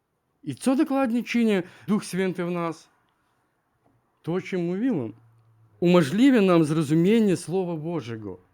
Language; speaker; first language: Polish; non-native, learner; Ukrainian